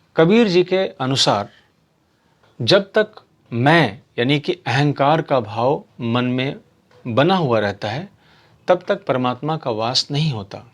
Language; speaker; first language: Hindi; native; Hindi